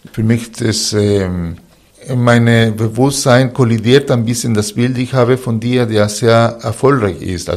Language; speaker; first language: German; non-native, fluent; Spanish